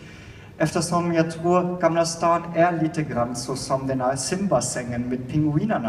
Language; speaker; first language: Swedish; non-native, fluent; German